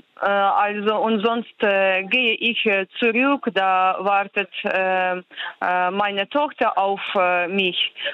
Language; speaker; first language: German; non-native, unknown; Ukrainian